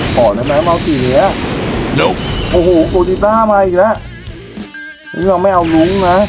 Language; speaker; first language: Thai; native; Thai